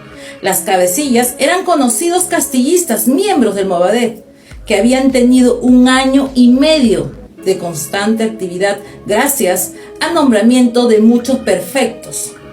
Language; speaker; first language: Spanish; native; Spanish